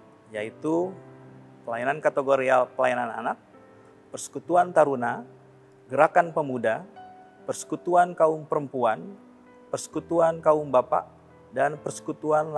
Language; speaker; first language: Indonesian; native; Indonesian